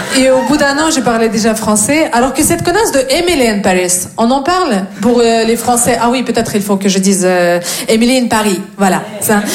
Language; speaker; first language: French; non-native, fluent; Russian